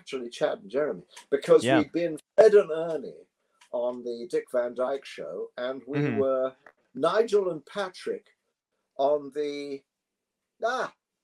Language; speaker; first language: English; native; English